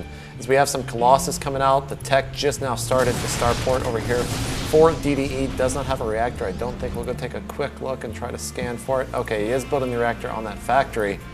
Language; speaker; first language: English; native; English